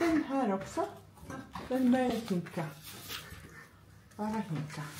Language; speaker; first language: Swedish; non-native, learner; Mongolian